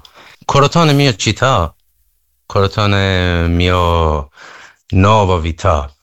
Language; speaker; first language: Italian; non-native, learner; Persian